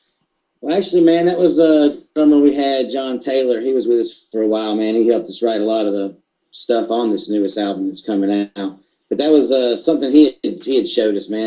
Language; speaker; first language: English; native; English